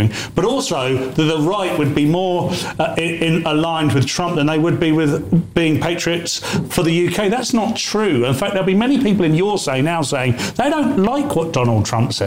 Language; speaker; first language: English; native; English